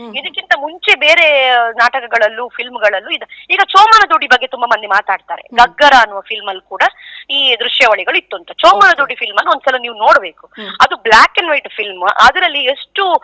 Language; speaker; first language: Kannada; non-native, local second language; Tulu